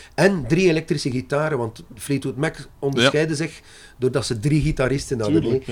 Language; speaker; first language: Dutch; non-native, fluent; French